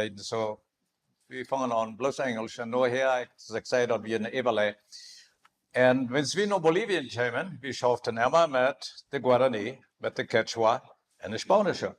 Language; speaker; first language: German; non-native, learner; Plautdietsch